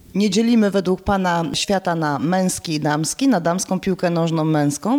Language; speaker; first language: Polish; native; Polish